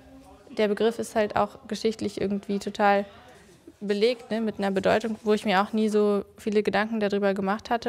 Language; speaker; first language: German; native; German